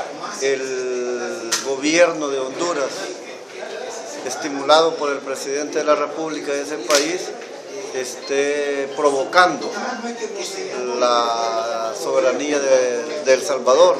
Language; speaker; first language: Spanish; native; Spanish